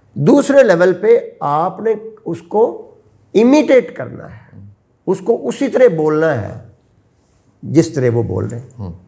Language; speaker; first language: Urdu; non-native, local second language; Punjabi